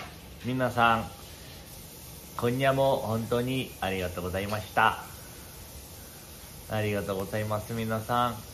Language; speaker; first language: Japanese; non-native, learner; Korean